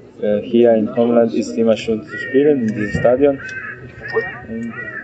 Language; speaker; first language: German; non-native, learner; Spanish